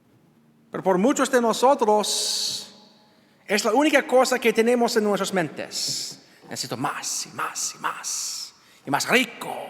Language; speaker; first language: Spanish; non-native, learner; English